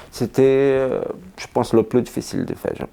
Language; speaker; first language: French; non-native, fluent; Portuguese